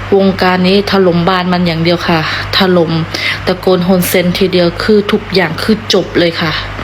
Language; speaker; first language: Thai; non-native, fluent; Khmer